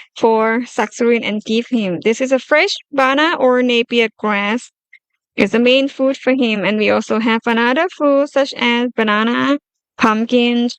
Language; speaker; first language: English; non-native, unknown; Thai